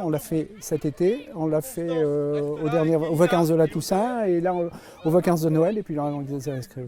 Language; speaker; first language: French; native; French